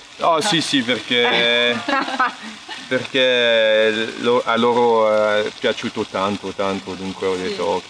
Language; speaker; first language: Italian; non-native, local second language; French